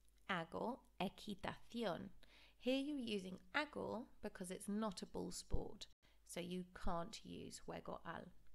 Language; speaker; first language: English; native; English